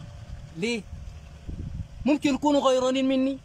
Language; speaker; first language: Arabic; native; Arabic